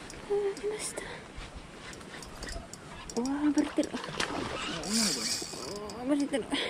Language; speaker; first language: Japanese; non-native, learner; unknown